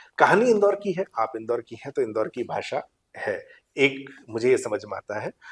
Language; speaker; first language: Hindi; native; Hindi